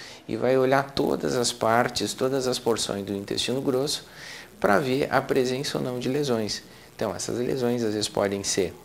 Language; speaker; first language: Portuguese; native; Portuguese